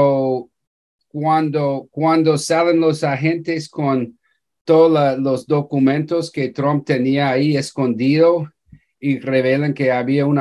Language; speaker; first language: Spanish; non-native, fluent; English